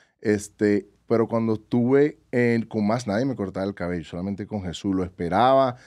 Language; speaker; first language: Spanish; native; Spanish